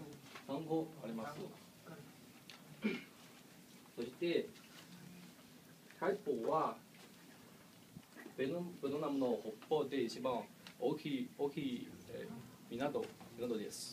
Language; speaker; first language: Japanese; non-native, learner; Vietnamese